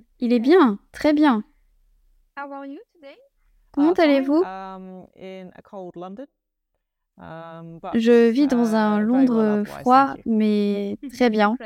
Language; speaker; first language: French; non-native, learner; English